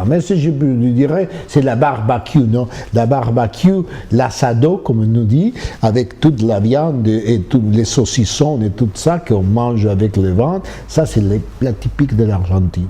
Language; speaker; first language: French; non-native, fluent; Spanish